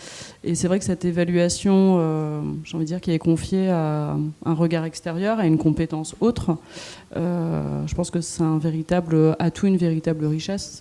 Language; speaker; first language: French; native; French